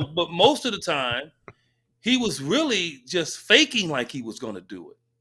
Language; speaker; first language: English; native; English